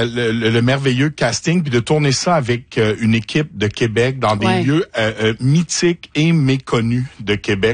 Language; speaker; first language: French; native; French